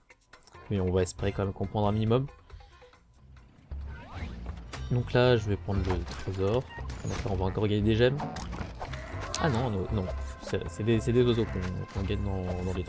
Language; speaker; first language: French; native; French